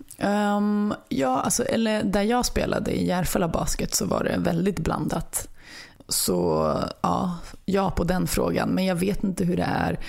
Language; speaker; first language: Swedish; early bilingual, other home language; Lithuanian